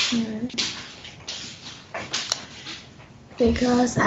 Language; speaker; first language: English; non-native, learner; Chinese